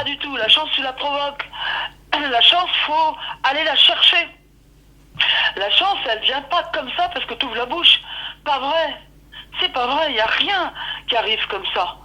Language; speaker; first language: French; native; French